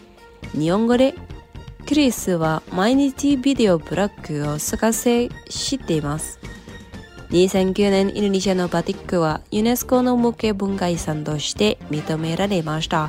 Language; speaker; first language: Japanese; non-native, fluent; Indonesian